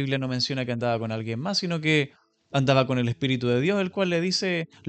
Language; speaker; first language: Spanish; native; Spanish